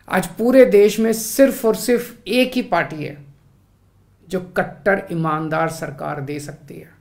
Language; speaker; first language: Hindi; native; Hindi